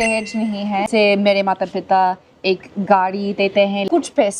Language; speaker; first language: Hindi; non-native, learner; English